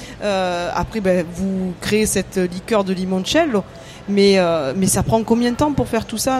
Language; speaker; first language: French; native; French